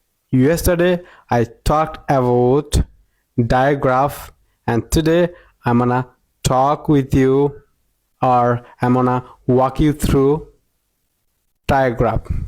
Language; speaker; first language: English; non-native, local second language; Bangla